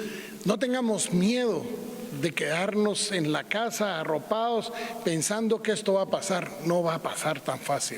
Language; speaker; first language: Spanish; native; Spanish